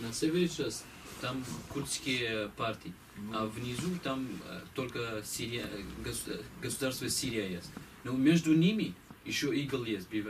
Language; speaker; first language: Russian; non-native, learner; Kurdish